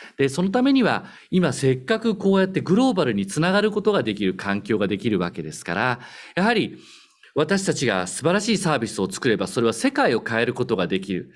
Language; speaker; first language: Japanese; native; Japanese